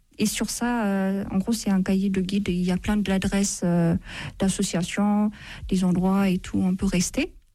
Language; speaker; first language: French; non-native, fluent; Amharic